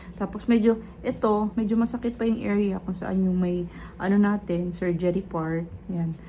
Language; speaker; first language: Filipino; native; Filipino